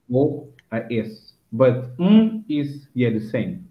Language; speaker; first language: English; non-native, fluent; Kabuverdianu